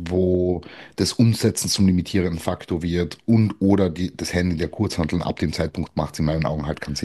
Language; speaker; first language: German; native; German